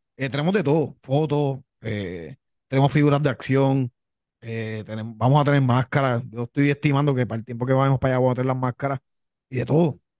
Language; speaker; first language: Spanish; native; Spanish